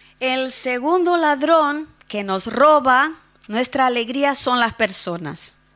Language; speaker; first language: Spanish; non-native, fluent; Portuguese